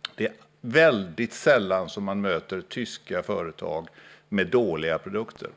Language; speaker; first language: Swedish; native; Swedish